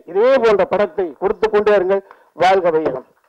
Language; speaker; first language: Tamil; native; Tamil